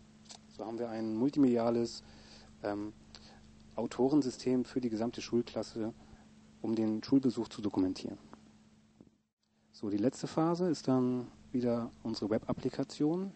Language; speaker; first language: German; native; German